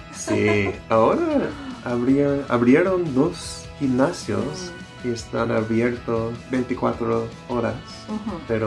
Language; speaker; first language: Spanish; non-native, learner; English